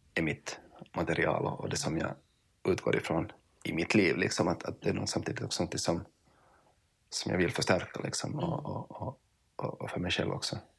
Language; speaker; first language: Swedish; native; Swedish